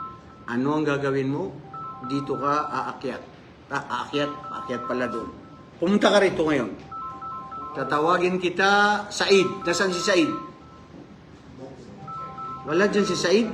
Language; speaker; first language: Filipino; non-native, local second language; Maranao